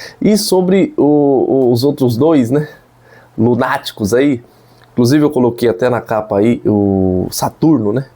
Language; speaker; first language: Portuguese; native; Portuguese